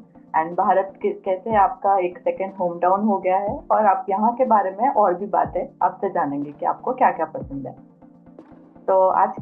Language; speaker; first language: Hindi; native; Hindi